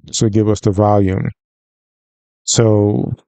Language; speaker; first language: English; native; English